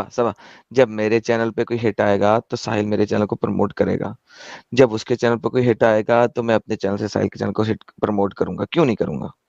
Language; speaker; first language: Urdu; native; Urdu